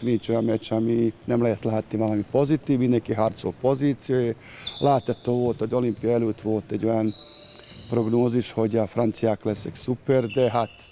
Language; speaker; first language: Hungarian; non-native, fluent; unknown